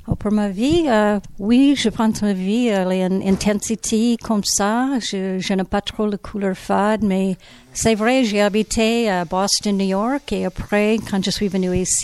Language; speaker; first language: French; non-native, learner; English